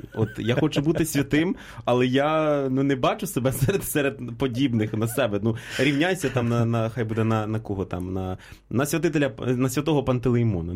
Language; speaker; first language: Ukrainian; native; Ukrainian